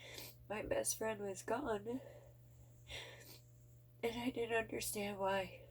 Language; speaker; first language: English; native; English